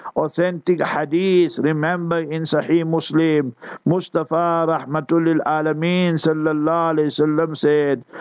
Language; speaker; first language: English; native; English